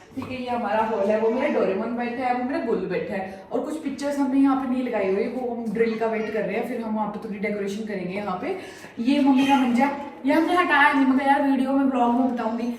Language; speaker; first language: Hindi; native; Hindi